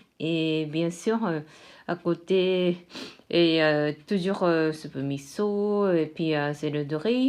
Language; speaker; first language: French; non-native, fluent; Japanese